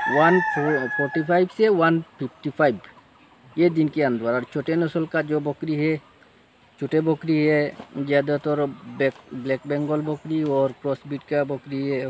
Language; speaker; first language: Hindi; non-native, local second language; Bangla